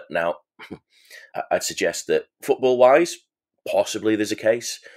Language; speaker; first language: English; native; English